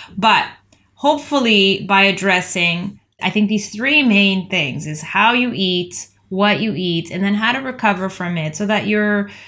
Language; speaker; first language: English; native; English